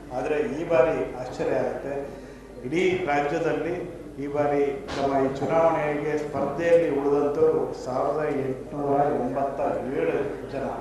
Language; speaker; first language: Kannada; native; Kannada